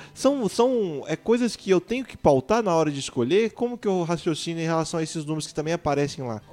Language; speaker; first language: Portuguese; native; Portuguese